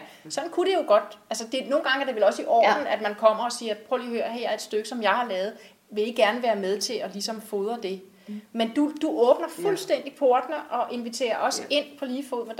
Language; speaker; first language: Danish; native; Danish